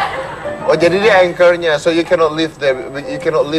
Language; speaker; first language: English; non-native, learner; Indonesian